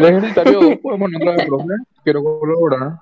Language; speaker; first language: Spanish; native; Spanish